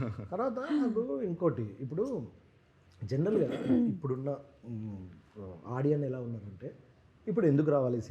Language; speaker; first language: Telugu; native; Telugu